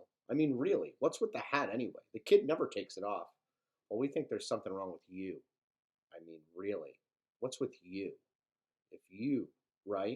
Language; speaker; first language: English; native; English